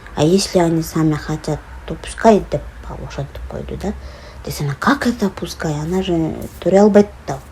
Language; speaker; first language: Russian; non-native, local second language; Kyrgyz